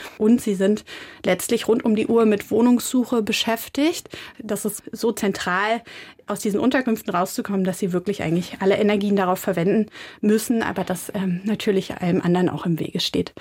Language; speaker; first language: German; native; German